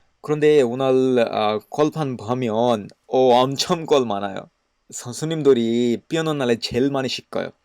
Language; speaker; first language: Korean; non-native, learner; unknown